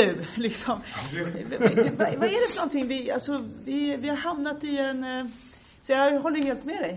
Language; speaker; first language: Swedish; native; Swedish